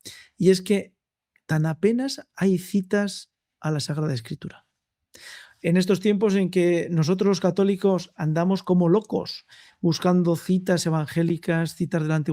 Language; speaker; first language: Spanish; native; Spanish